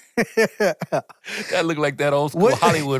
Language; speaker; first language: English; native; English